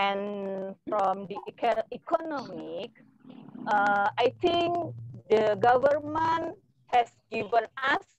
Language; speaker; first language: English; non-native, learner; Indonesian